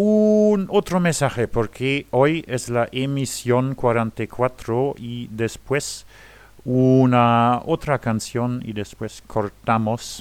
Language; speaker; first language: Spanish; non-native, learner; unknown